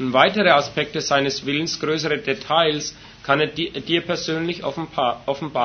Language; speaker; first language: German; native; German